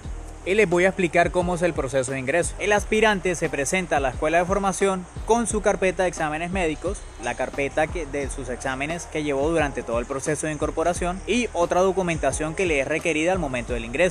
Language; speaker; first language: Spanish; native; Spanish